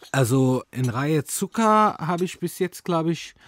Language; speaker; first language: German; non-native, fluent; Arabic